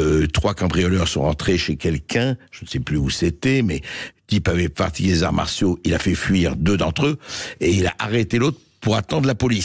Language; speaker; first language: French; native; French